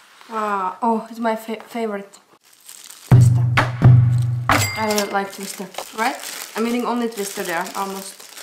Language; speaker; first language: English; non-native, learner; Czech